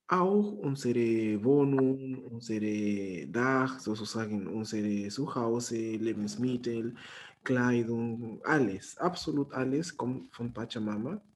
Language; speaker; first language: German; non-native, fluent; Spanish